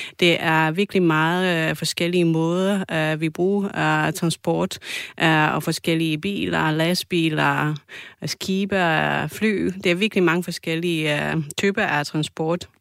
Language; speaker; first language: Danish; non-native, fluent; Croatian